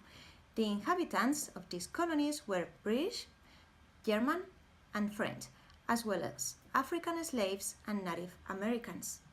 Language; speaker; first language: English; non-native, fluent; Spanish